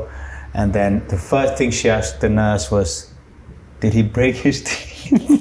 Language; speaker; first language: English; non-native, fluent; Portuguese